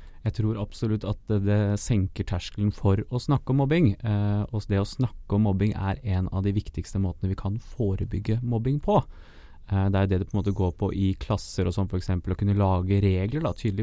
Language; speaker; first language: Norwegian; native; Norwegian